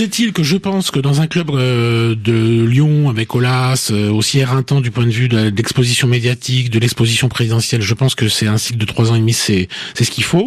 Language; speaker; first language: French; native; French